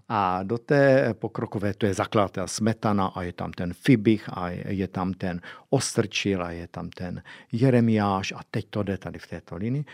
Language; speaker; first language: Czech; native; Czech